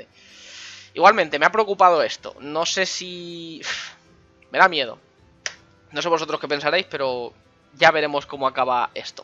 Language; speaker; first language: Spanish; native; Spanish